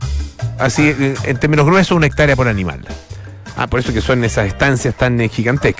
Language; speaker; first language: Spanish; native; Spanish